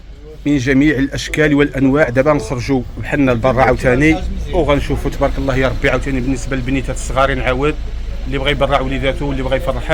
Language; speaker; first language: Arabic; native; Arabic